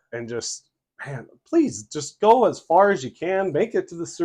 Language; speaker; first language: English; native; English